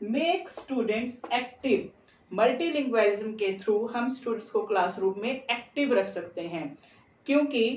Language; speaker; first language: Hindi; non-native, local second language; Punjabi